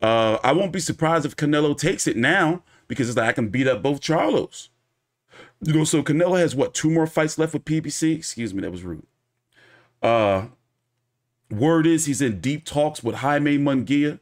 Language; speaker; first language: English; native; English